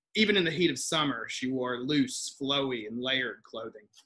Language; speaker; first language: English; native; English